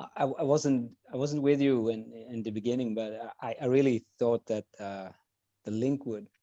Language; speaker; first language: English; non-native, fluent; Swedish